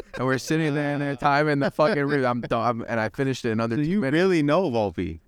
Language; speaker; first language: English; native; English